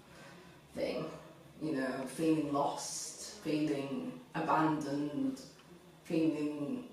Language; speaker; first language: English; native; English